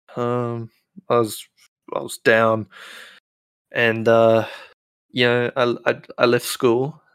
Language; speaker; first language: English; native; English